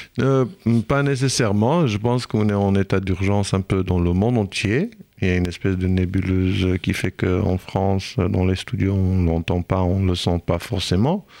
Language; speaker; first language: French; non-native, fluent; Hebrew